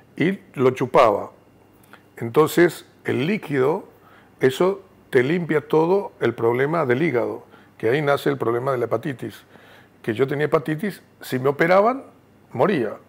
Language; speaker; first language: Spanish; native; Spanish